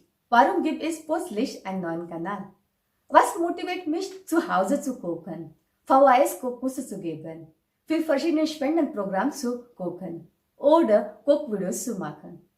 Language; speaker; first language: German; non-native, fluent; Marathi